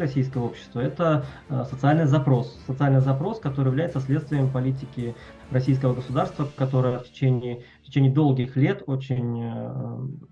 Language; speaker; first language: Russian; native; Russian